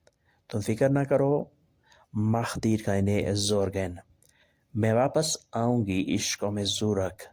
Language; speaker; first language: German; non-native, learner; Urdu